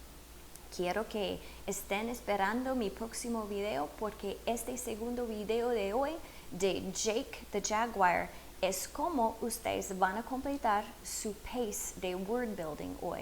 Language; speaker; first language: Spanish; non-native, fluent; English